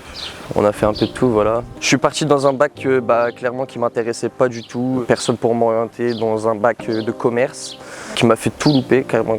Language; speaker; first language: French; native; French